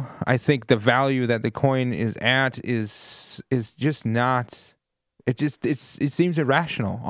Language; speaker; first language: English; native; English